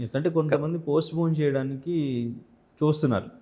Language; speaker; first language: Telugu; native; Telugu